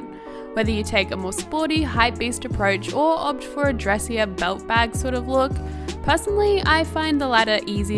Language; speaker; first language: English; native; English